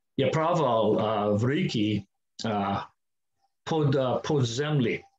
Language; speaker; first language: Russian; non-native, learner; English